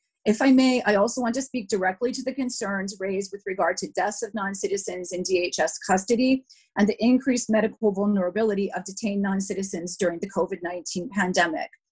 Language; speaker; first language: English; native; English